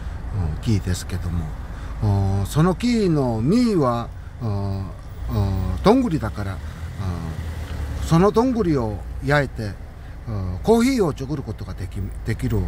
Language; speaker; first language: Japanese; non-native, learner; Korean